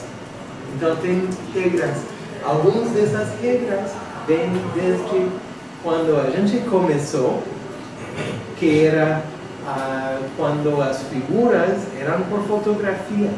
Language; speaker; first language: Portuguese; non-native, fluent; English